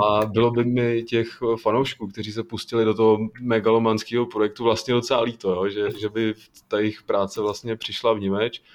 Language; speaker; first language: Czech; native; Czech